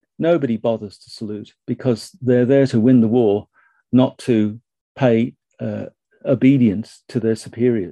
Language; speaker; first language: English; native; English